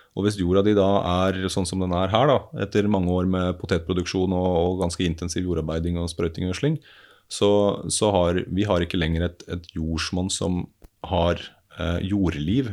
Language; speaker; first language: Norwegian; native; Norwegian